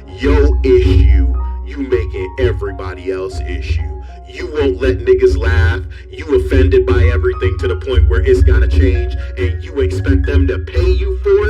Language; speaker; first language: English; native; English